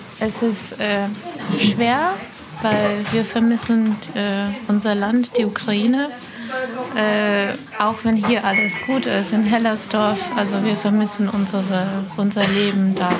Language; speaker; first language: German; non-native, learner; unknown